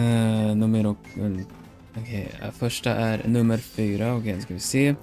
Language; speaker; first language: Swedish; non-native, learner; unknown